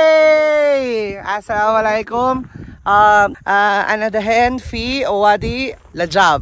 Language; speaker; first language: Arabic; non-native, learner; Filipino